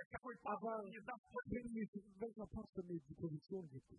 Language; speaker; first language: German; non-native, fluent; Russian